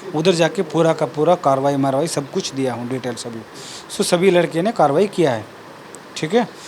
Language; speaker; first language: Hindi; non-native, local second language; Kannada